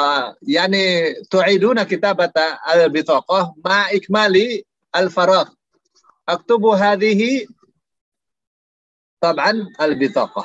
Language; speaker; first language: Arabic; non-native, fluent; Indonesian